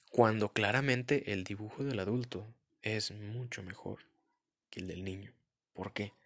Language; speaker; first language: Spanish; early bilingual, heritage; Spanish